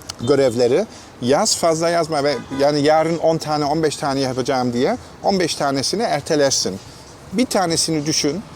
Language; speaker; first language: Turkish; non-native, fluent; German